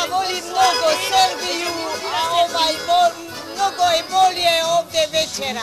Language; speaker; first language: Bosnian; non-native, learner; Bulgarian